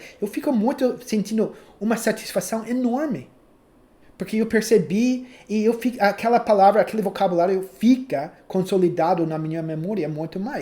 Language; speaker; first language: Portuguese; non-native, fluent; English